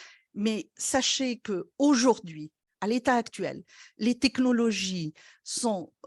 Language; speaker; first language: French; non-native, local second language; Arabic